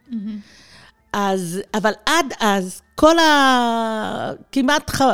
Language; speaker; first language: Hebrew; early bilingual, other home language; Persian